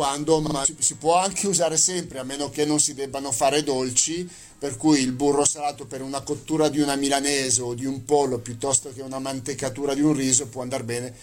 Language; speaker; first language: Italian; native; Italian